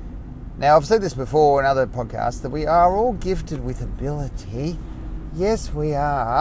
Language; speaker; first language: English; native; English